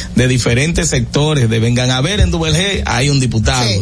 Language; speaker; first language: Spanish; native; Spanish